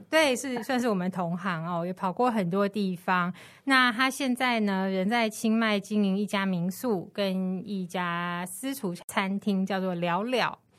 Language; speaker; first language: Chinese; native; Chinese